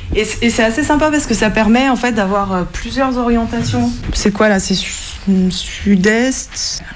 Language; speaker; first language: French; native; French